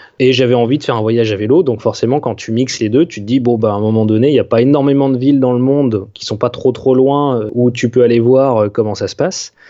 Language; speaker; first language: French; native; French